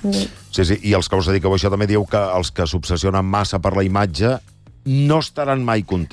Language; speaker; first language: Catalan; native; Catalan